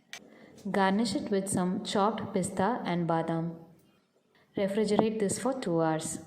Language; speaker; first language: English; non-native, local second language; Tamil